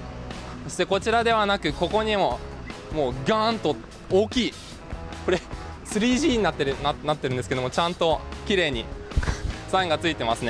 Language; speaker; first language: Japanese; early bilingual, heritage; Japanese